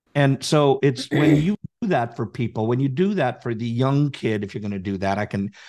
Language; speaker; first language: English; native; English